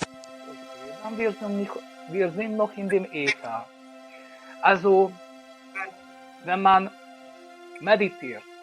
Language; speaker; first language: German; non-native, learner; Hungarian